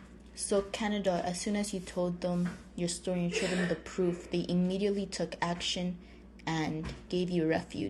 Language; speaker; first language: English; early bilingual, other home language; Spanish